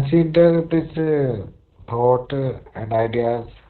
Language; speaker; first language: English; non-native, learner; Hindi